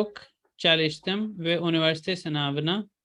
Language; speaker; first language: Turkish; non-native, fluent; Urdu